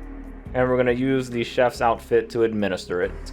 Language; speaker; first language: English; native; English